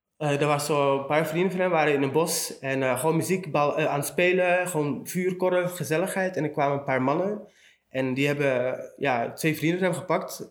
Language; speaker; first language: Dutch; early bilingual, other home language; Romany